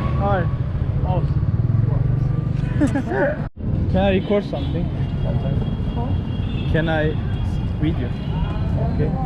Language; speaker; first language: English; non-native, learner; Turkish